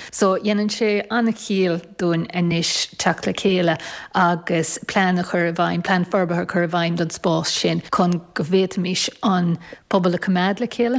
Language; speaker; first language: Irish; native; Irish